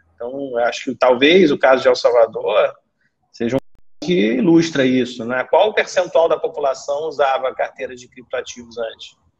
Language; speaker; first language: Portuguese; native; Portuguese